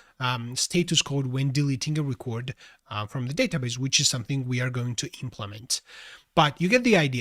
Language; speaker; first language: English; non-native, fluent; Georgian